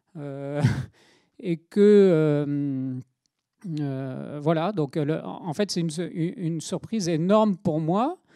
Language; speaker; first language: French; native; French